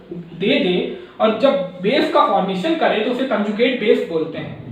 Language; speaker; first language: Hindi; native; Hindi